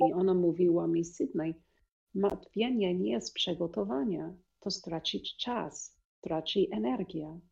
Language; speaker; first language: Polish; non-native, learner; English